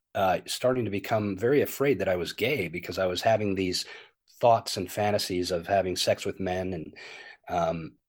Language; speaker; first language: English; native; English